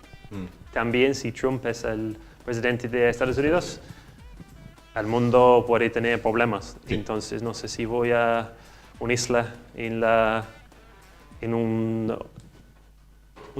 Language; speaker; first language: Spanish; non-native, learner; English